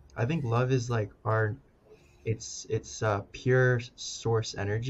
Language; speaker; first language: English; native; English